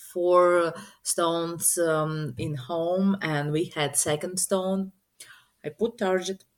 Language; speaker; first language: English; non-native, learner; Latvian